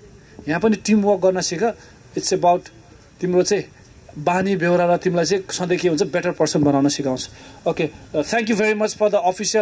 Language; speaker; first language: Nepali; native; Nepali